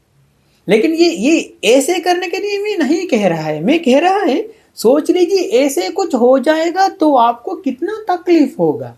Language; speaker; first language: Hindi; non-native, fluent; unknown